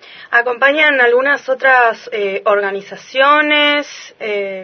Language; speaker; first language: Spanish; native; Spanish